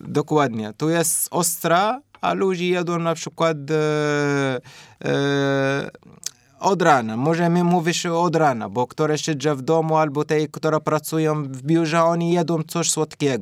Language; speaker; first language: Polish; non-native, learner; Arabic